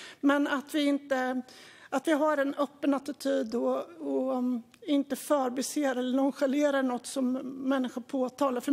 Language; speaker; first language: Swedish; native; Swedish